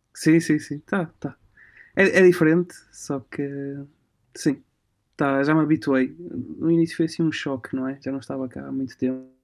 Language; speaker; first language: Portuguese; early bilingual, other home language; Romanian